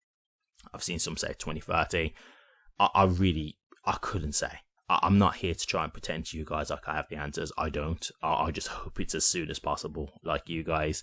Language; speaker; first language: English; native; English